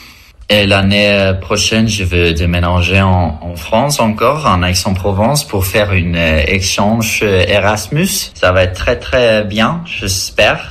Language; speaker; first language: French; non-native, fluent; Swedish